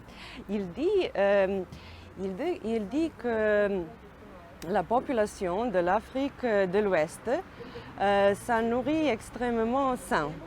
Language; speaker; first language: French; non-native, learner; Serbian